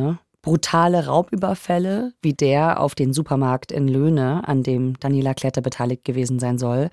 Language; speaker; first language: German; native; German